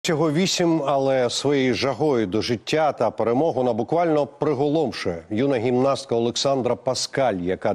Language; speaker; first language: Ukrainian; native; Ukrainian